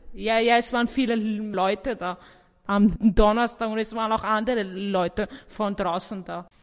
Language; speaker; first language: German; early bilingual, other home language; Persian